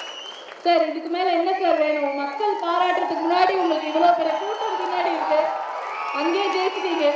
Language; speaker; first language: Tamil; native; Tamil